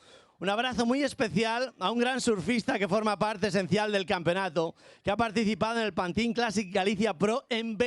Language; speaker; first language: Spanish; native; Spanish